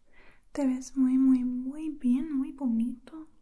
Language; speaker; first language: Spanish; non-native, learner; English